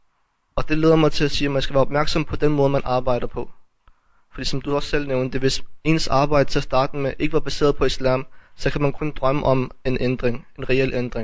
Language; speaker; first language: Danish; early bilingual, other home language; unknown